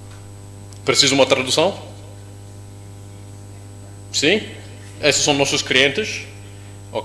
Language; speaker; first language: Portuguese; non-native, learner; English